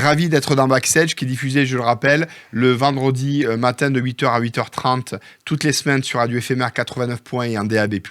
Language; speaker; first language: French; native; French